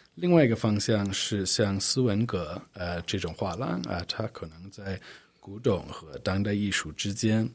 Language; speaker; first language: Chinese; non-native, fluent; English